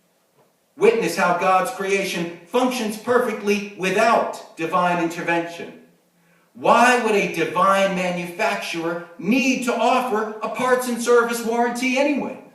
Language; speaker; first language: English; native; English